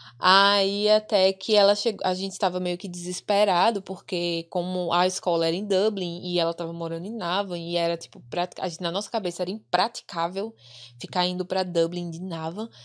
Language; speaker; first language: Portuguese; native; Portuguese